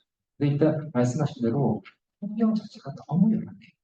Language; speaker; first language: Korean; native; Korean